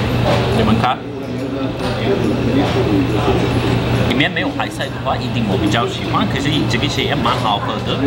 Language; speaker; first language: Chinese; non-native, fluent; Turkish